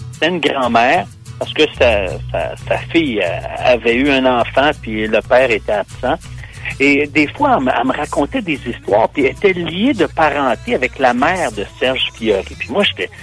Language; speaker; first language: French; native; French